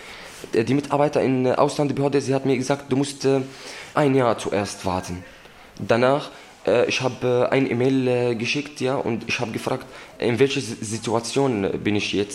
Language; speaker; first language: German; non-native, learner; Arabic